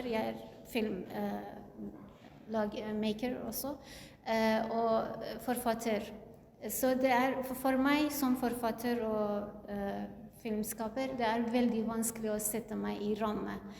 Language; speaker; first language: Norwegian; non-native, learner; Kurdish